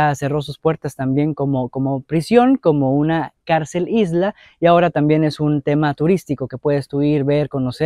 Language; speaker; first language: Spanish; native; Spanish